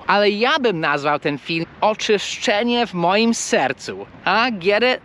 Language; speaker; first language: Polish; non-native, fluent; English